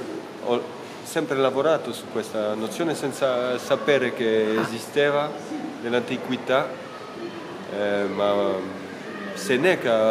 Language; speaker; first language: Italian; non-native, fluent; French